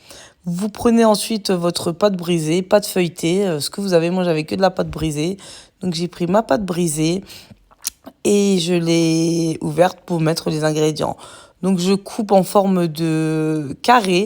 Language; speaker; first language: French; native; French